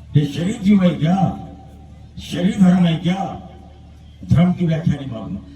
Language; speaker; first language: Hindi; non-native, local second language; Marathi